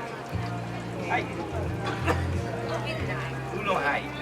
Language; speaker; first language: Japanese; non-native, fluent; Chinese